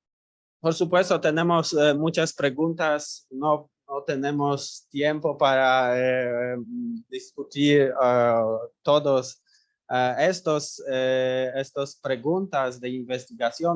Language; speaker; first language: Spanish; non-native, learner; Polish